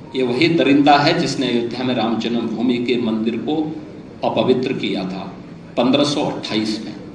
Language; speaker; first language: Hindi; native; Hindi